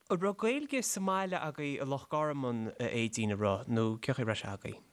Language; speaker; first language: Irish; native; Irish